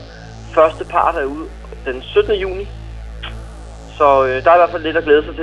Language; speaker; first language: Danish; native; Danish